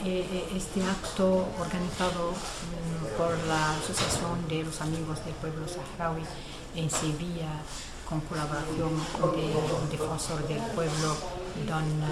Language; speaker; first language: Spanish; non-native, fluent; Arabic